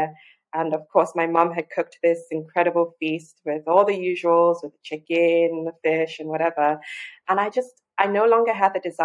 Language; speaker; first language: English; non-native, local second language; Yoruba